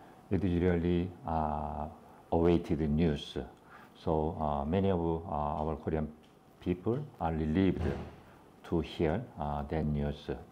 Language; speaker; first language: English; non-native, fluent; Korean